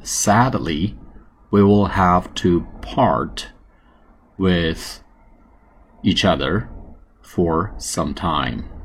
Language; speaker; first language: English; non-native, fluent; Chinese